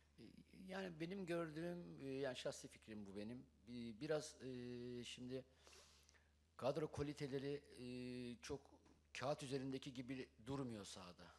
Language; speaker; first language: Turkish; native; Turkish